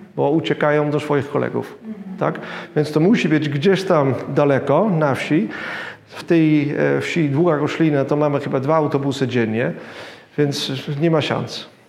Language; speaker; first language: Polish; non-native, fluent; Dutch